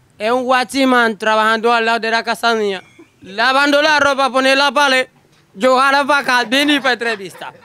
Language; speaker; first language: Spanish; non-native, learner; Haitian Creole